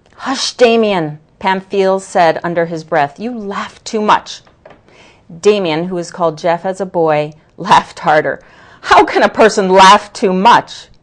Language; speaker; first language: English; native; English